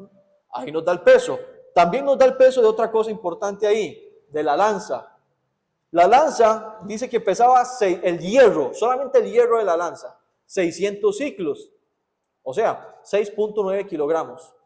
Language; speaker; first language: Spanish; native; Spanish